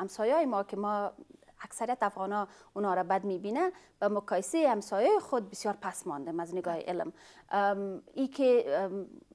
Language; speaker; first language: Persian; non-native, fluent; Pashto